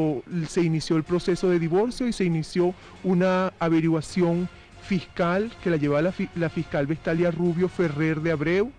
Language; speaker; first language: Spanish; native; Spanish